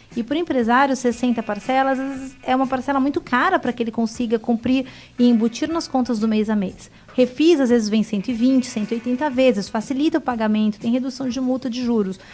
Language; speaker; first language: Portuguese; native; Portuguese